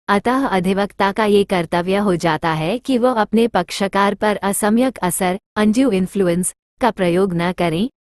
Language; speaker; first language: Hindi; native; Hindi